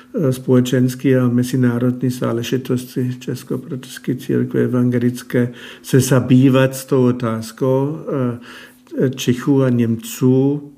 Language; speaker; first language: Czech; non-native, fluent; German